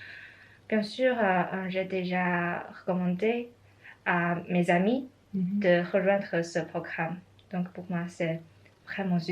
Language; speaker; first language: French; non-native, learner; Chinese